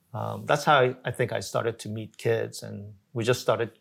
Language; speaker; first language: English; early bilingual, other home language; Korean